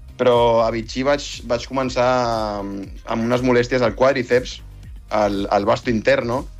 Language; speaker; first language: Catalan; non-native, local second language; Spanish